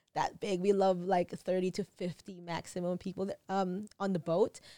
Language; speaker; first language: English; non-native, local second language; Filipino